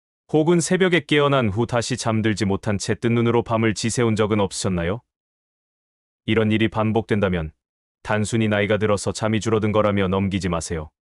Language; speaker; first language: Korean; native; Korean